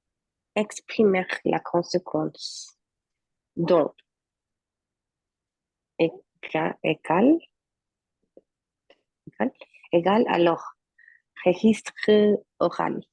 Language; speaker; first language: French; non-native, learner; Spanish